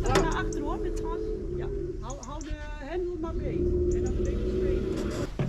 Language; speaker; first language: Dutch; native; Dutch